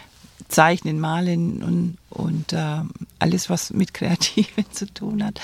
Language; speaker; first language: German; non-native, fluent; Spanish